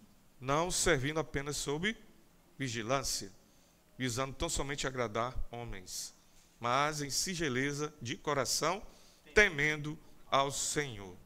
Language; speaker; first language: Portuguese; native; Portuguese